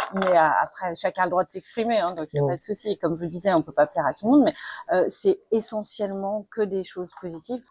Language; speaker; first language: French; early bilingual, other home language; Spanish